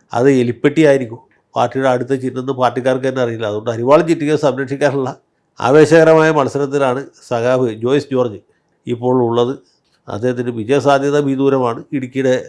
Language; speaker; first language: Malayalam; native; Malayalam